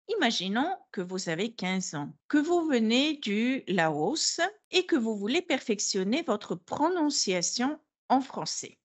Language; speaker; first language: French; non-native, fluent; Bulgarian